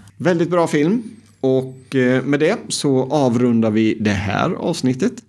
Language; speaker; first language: Swedish; native; Swedish